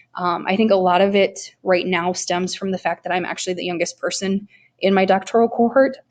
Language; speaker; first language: English; native; English